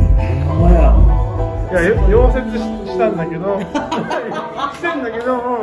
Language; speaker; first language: Japanese; native; Japanese